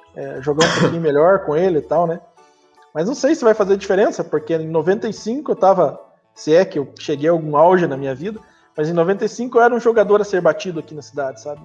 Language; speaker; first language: Portuguese; native; Portuguese